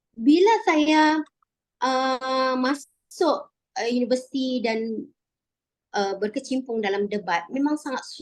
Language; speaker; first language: Malay; native; Malay